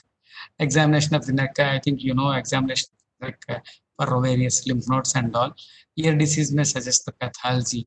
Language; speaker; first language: English; non-native, local second language; Telugu